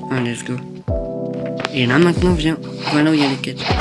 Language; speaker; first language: French; native; French